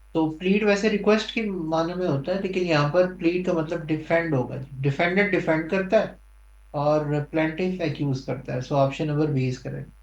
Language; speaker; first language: Urdu; non-native, local second language; Punjabi